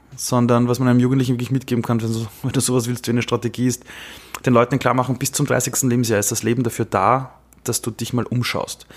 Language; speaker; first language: German; early bilingual, other home language; Persian